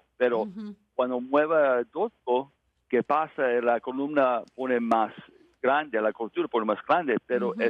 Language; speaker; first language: Spanish; non-native, learner; English